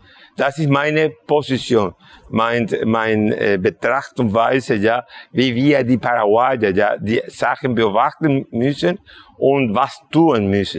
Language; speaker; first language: German; non-native, fluent; Spanish